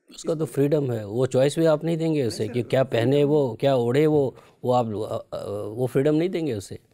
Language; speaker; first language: Hindi; native; Hindi